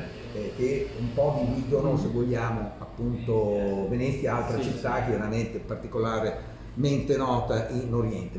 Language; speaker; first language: Italian; native; Italian